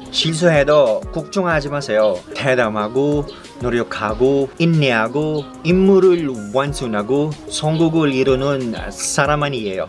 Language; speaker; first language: Korean; non-native, fluent; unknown